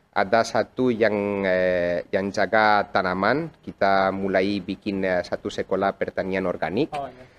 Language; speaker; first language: Indonesian; non-native, fluent; Catalan